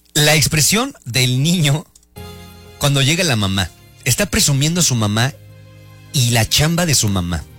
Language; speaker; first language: Spanish; native; Spanish